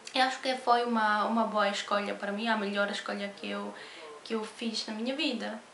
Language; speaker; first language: Portuguese; non-native, fluent; Polish